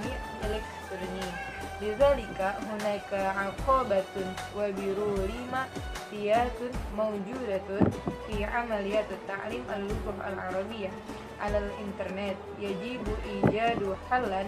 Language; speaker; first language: Arabic; non-native, learner; Indonesian